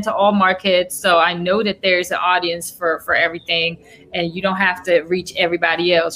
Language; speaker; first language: English; non-native, fluent; Dutch